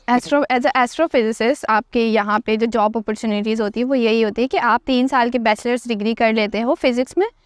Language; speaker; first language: Urdu; native; Urdu